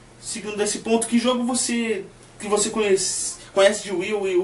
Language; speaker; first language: Portuguese; native; Portuguese